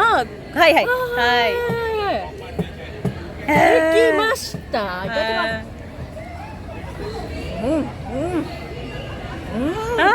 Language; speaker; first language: Japanese; non-native, learner; Marathi